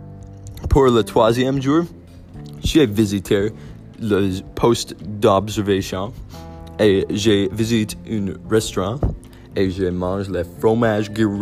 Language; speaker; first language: French; non-native, learner; English